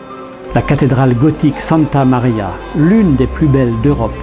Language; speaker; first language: French; native; French